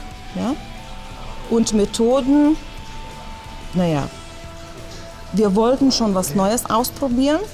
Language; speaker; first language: German; non-native, fluent; Lithuanian